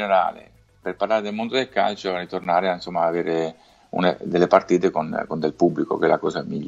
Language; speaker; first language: Italian; native; Italian